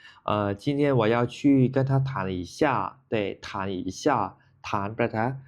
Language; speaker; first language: Chinese; non-native, fluent; Khmer